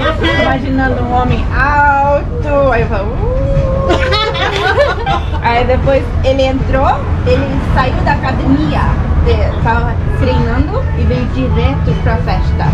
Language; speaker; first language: Portuguese; early bilingual, heritage; Portuguese